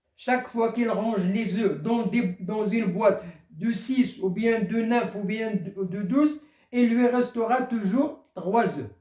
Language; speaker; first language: French; non-native, local second language; Arabic